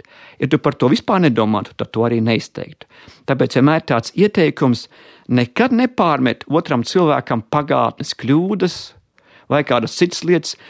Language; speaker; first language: Latvian; native; Latvian